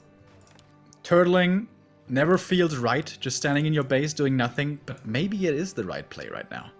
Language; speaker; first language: English; non-native, fluent; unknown